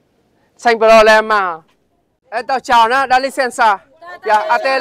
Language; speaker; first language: Portuguese; non-native, learner; Vietnamese